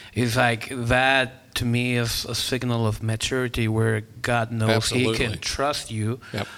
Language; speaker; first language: English; non-native, fluent; Spanish